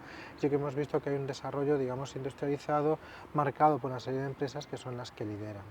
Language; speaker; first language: Spanish; native; Spanish